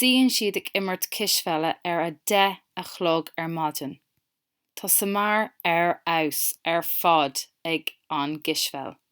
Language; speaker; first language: Irish; non-native, local second language; English